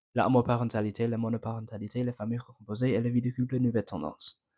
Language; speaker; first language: French; non-native, fluent; English